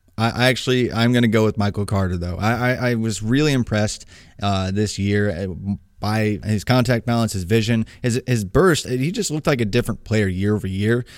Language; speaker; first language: English; native; English